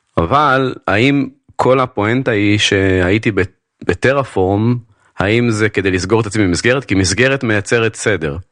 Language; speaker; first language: Hebrew; native; Hebrew